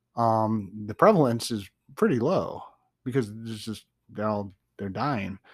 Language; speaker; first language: English; native; English